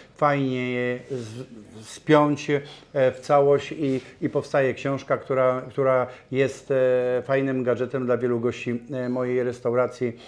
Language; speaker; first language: Polish; native; Polish